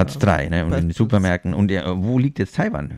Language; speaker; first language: German; native; German